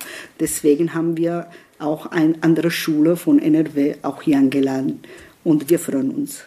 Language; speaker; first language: German; non-native, fluent; Italian